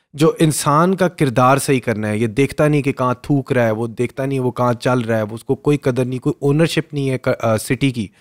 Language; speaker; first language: Urdu; native; Urdu